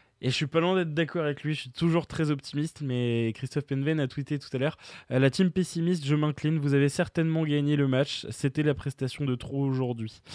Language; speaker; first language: French; native; French